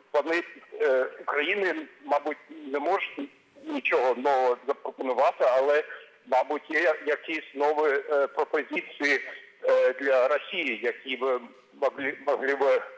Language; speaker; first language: Ukrainian; non-native, fluent; German